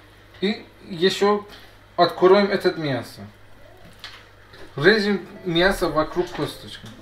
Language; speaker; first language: Russian; non-native, learner; Persian